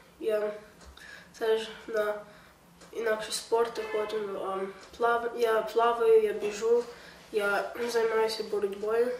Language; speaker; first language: Ukrainian; early bilingual, heritage; Ukrainian